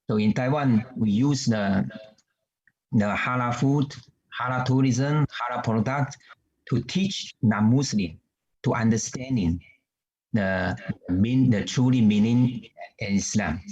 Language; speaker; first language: English; non-native, learner; Chinese